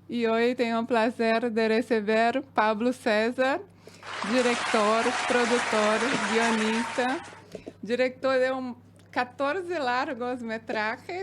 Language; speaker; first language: Spanish; non-native, fluent; Portuguese